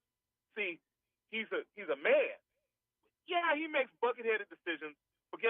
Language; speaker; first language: English; native; English